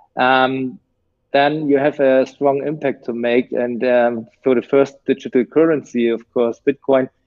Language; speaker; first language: English; non-native, fluent; German